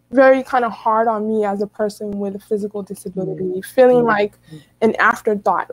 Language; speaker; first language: English; native; English